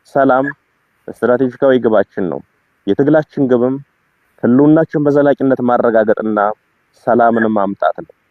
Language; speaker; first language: Amharic; native; Amharic